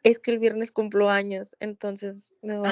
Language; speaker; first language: Spanish; native; Spanish